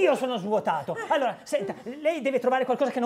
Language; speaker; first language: Italian; native; Italian